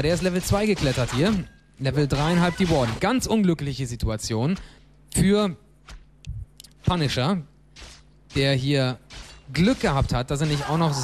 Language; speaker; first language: German; native; German